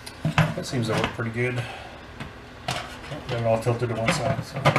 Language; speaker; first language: English; native; English